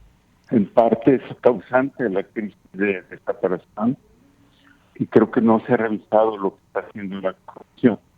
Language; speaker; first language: Spanish; native; Spanish